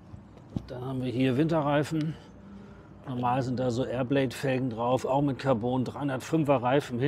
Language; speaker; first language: German; native; German